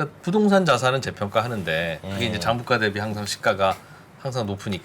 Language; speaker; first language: Korean; native; Korean